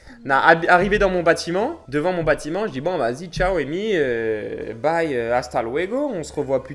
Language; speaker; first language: French; native; French